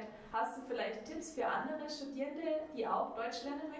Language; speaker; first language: German; native; German